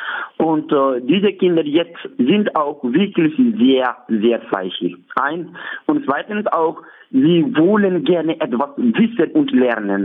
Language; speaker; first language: German; non-native, learner; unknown